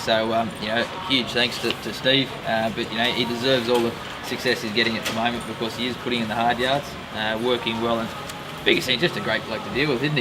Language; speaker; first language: English; native; English